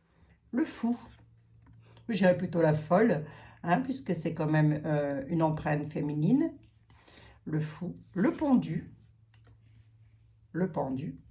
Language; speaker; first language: French; native; French